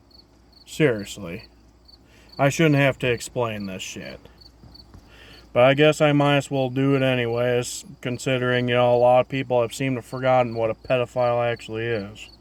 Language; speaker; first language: English; native; English